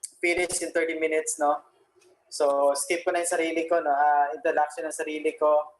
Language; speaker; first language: Filipino; non-native, local second language; Aklanon